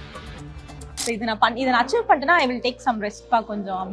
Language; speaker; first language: Tamil; native; Tamil